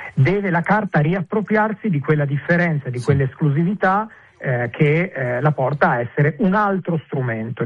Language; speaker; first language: Italian; native; Italian